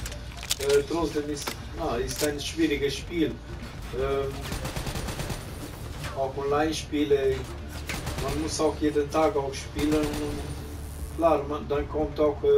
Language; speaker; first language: German; non-native, learner; Romanian